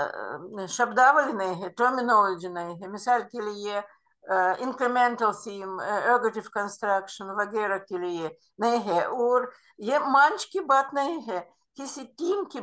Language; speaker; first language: Hindi; non-native, fluent; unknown